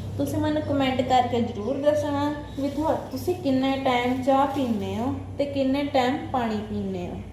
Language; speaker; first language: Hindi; non-native, local second language; Punjabi